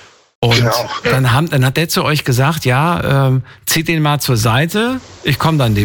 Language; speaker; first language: German; native; German